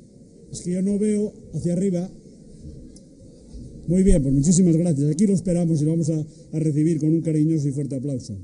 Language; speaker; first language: Spanish; native; Spanish